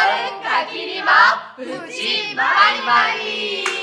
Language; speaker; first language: Indonesian; non-native, learner; Japanese